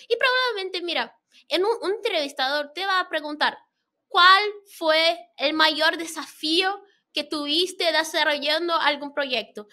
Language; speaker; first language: Spanish; non-native, fluent; Portuguese